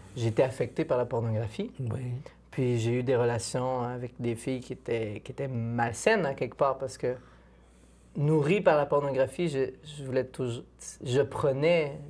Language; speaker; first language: French; native; French